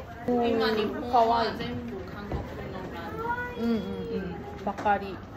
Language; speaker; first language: Japanese; non-native, learner; Korean